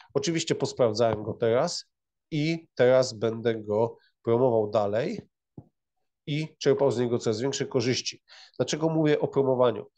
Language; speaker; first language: Polish; native; Polish